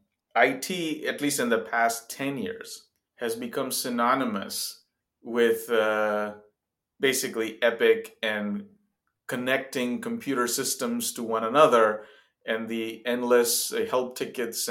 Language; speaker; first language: English; non-native, local second language; Gujarati